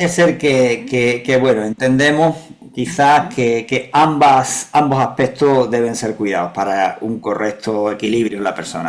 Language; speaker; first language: Spanish; native; Spanish